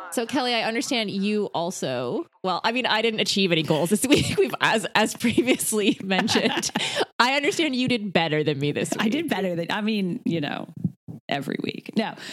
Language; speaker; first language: English; native; English